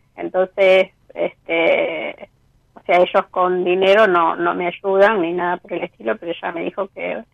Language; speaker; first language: Spanish; native; Spanish